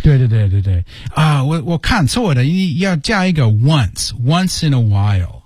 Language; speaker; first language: Chinese; non-native, learner; English